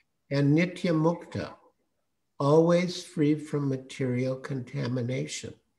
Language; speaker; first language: English; native; English